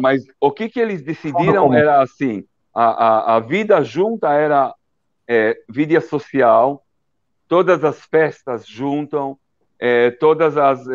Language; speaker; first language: Portuguese; early bilingual, heritage; Portuguese